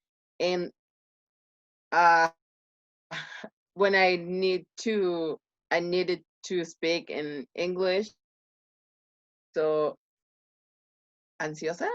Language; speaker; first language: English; non-native, learner; Spanish